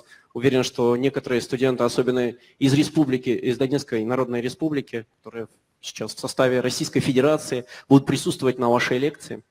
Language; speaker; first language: Russian; native; Russian